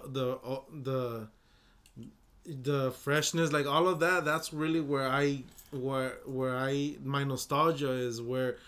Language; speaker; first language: English; early bilingual, other home language; Spanish